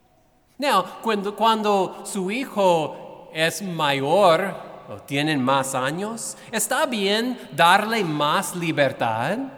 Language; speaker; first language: Spanish; non-native, fluent; English